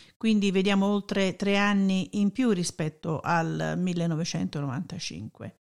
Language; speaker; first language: Italian; native; Italian